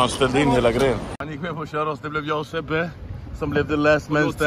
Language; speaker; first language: Swedish; native; Swedish